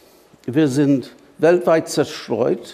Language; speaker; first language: German; non-native, fluent; English